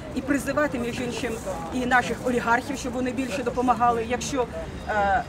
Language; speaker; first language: Ukrainian; native; Ukrainian